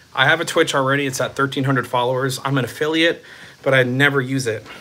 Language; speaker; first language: English; native; English